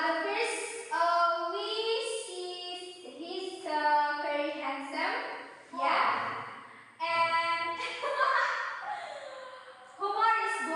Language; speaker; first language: English; non-native, learner; Indonesian